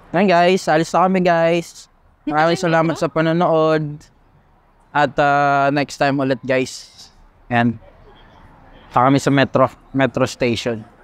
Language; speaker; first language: Filipino; non-native, local second language; Hiligaynon